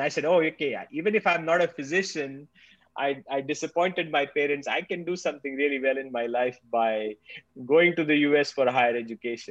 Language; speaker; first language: English; non-native, local second language; Marathi